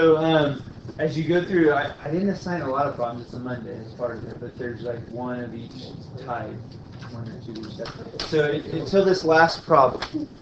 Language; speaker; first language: English; native; English